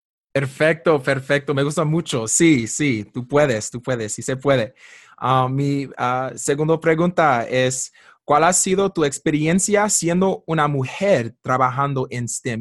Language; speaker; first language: Spanish; non-native, learner; English